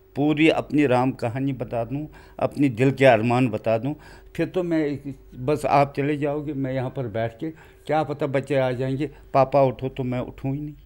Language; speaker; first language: Hindi; non-native, local second language; Kashmiri